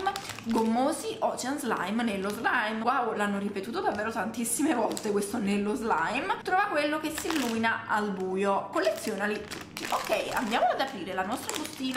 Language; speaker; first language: Italian; native; Italian